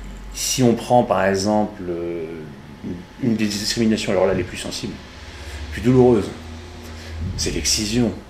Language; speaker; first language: French; native; French